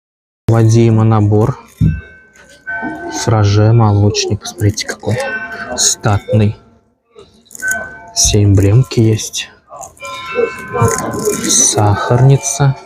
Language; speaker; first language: Russian; native; Russian